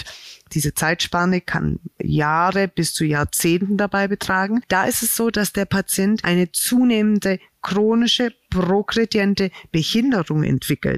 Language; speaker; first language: German; native; German